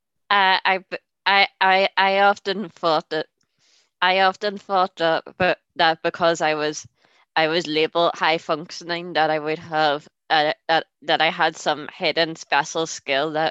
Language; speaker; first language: English; native; English